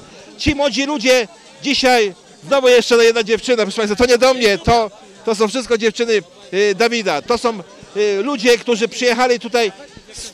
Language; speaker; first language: Polish; native; Polish